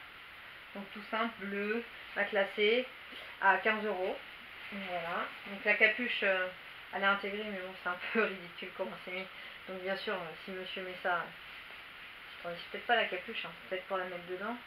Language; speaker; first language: French; native; French